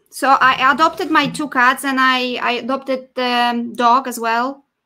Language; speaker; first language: English; non-native, fluent; Polish